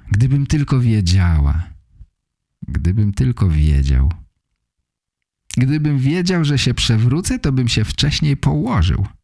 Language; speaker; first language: Polish; native; Polish